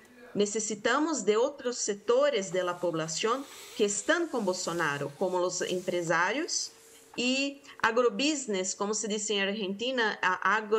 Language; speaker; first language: Spanish; non-native, fluent; Portuguese